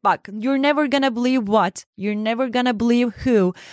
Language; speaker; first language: English; non-native, fluent; Turkish